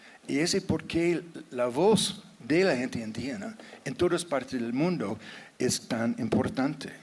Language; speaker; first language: Spanish; non-native, fluent; English